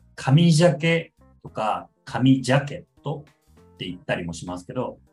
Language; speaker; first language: Japanese; native; Japanese